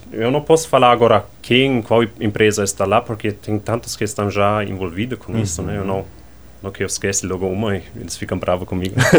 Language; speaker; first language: Portuguese; non-native, fluent; German